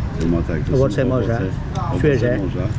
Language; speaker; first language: Polish; non-native, learner; Khmer